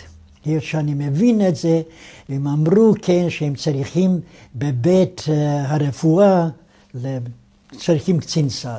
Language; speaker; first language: Hebrew; non-native, fluent; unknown